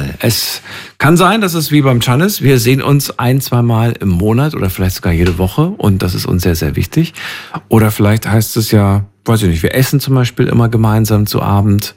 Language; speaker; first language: German; native; German